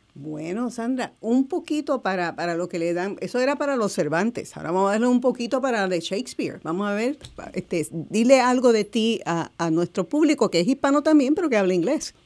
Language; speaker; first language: Spanish; native; Spanish